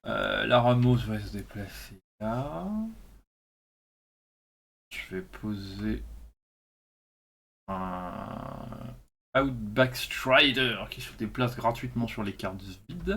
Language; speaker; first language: French; native; French